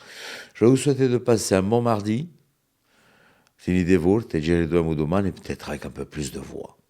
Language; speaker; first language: French; native; French